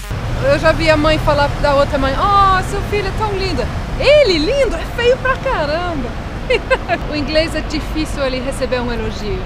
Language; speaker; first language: Portuguese; early bilingual, heritage; Portuguese